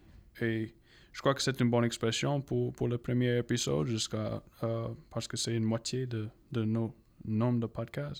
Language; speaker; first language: French; non-native, local second language; English